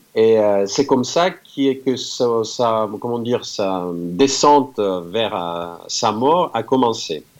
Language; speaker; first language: French; non-native, fluent; Greek